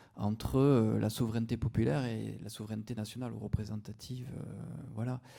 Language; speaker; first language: French; native; French